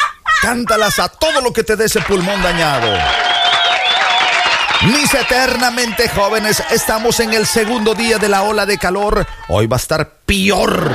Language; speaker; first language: Spanish; native; Spanish